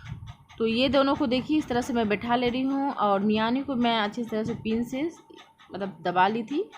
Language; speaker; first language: Hindi; native; Hindi